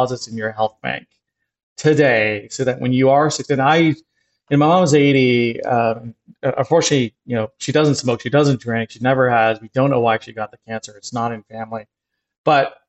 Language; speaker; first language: English; native; English